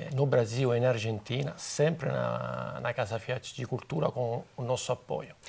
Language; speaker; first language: Portuguese; non-native, fluent; Italian